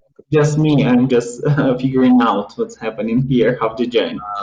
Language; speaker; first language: English; non-native, fluent; Ukrainian